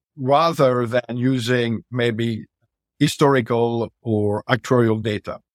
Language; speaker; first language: English; non-native, fluent; French